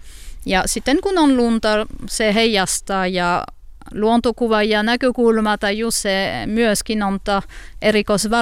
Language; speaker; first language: Finnish; non-native, learner; French